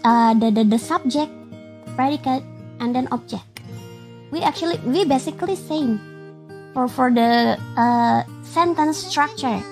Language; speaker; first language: English; non-native, fluent; Indonesian